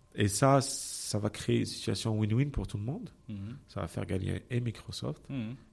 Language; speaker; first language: French; non-native, local second language; Arabic